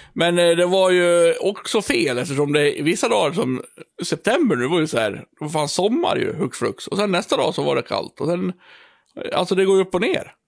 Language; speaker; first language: Swedish; native; Swedish